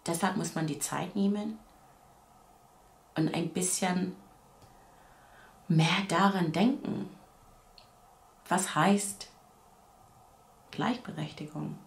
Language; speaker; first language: German; non-native, fluent; English